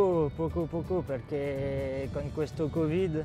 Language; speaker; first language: Italian; non-native, learner; French